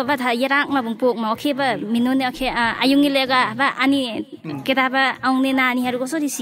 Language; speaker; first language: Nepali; non-native, local second language; Limbu